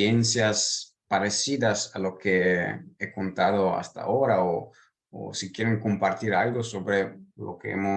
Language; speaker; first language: Spanish; non-native, fluent; Italian